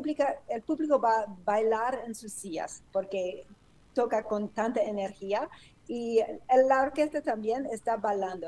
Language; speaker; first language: Spanish; non-native, fluent; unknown